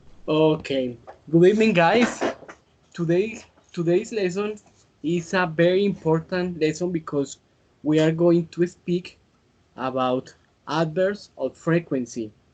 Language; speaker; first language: English; non-native, learner; Spanish